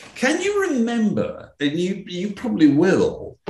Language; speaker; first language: English; native; English